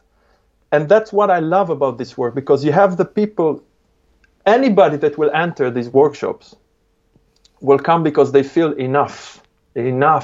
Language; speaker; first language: English; non-native, fluent; Hebrew